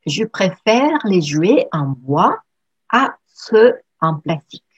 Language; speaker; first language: French; non-native, fluent; Japanese